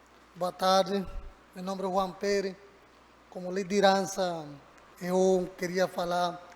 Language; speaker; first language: Portuguese; non-native, learner; Spanish